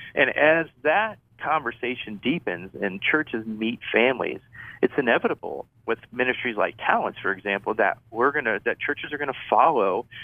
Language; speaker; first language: English; native; English